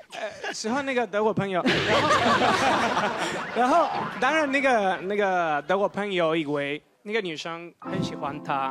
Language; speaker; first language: Chinese; non-native, fluent; Spanish